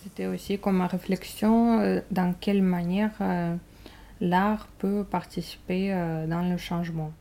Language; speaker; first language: French; non-native, fluent; Russian